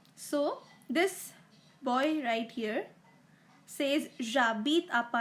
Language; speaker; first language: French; non-native, fluent; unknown